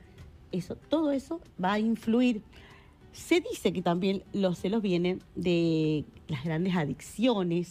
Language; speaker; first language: Spanish; native; Spanish